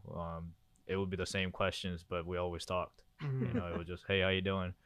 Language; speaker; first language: English; early bilingual, other home language; Korean